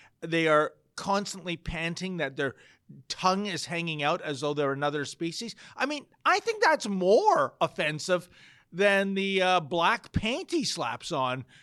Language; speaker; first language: English; native; English